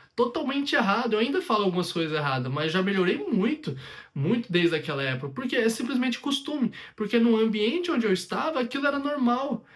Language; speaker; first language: Portuguese; native; Portuguese